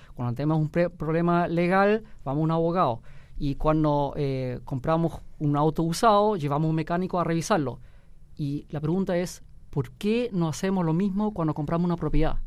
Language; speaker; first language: Spanish; early bilingual, heritage; Spanish